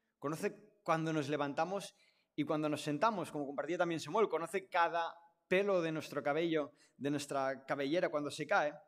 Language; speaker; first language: Spanish; non-native, local second language; Catalan